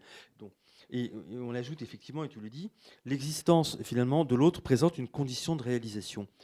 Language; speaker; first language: French; native; French